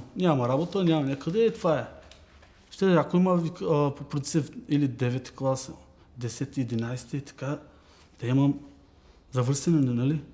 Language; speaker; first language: Bulgarian; non-native, local second language; Turkish